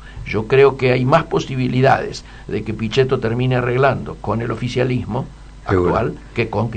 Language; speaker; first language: Spanish; native; Spanish